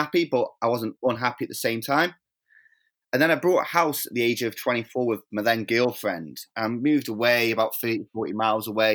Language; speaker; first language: English; native; English